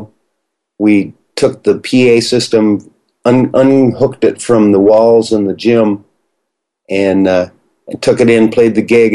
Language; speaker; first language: English; native; English